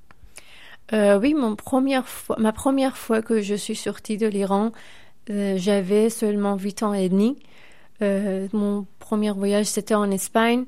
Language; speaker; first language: French; non-native, fluent; Persian